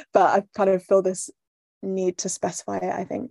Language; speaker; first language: English; native; English